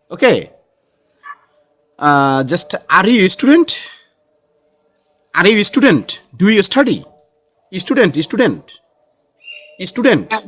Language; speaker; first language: English; non-native, learner; Bangla